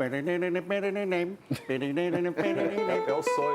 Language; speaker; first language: Portuguese; native; Portuguese